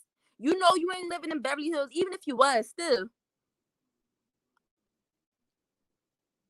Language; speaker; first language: English; native; English